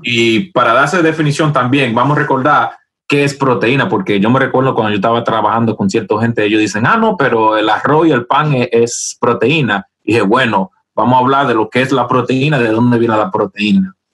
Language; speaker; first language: Spanish; early bilingual, heritage; Spanish